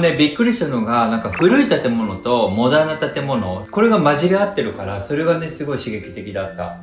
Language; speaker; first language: Japanese; native; Japanese